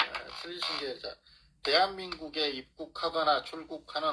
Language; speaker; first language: Korean; native; Korean